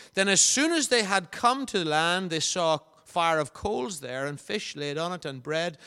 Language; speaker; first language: English; native; English